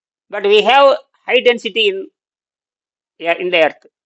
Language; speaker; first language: English; non-native, local second language; Tamil